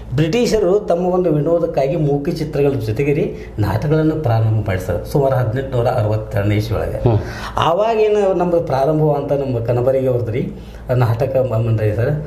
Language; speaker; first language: Kannada; native; Kannada